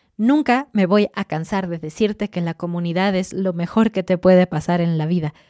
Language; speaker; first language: Spanish; native; Spanish